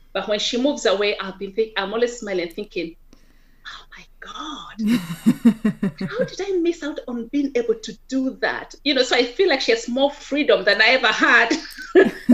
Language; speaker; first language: English; non-native, local second language; Kikuyu